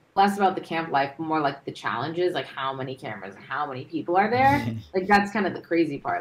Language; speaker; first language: English; native; English